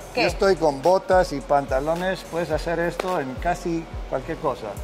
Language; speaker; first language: Spanish; non-native, fluent; English